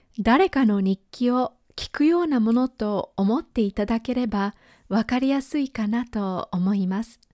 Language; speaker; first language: Japanese; native; Japanese